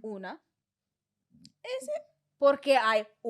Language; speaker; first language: Spanish; non-native, fluent; English